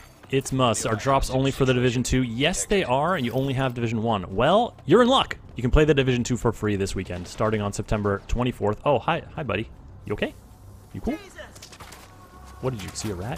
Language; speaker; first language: English; native; English